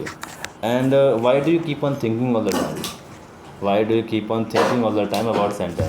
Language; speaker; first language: English; non-native, local second language; Hindi